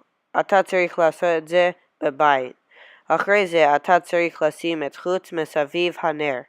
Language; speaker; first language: Hebrew; non-native, learner; English